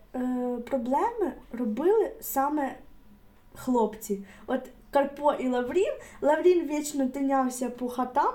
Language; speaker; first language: Ukrainian; native; Ukrainian